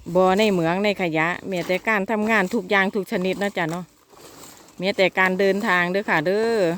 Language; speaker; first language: Thai; native; Thai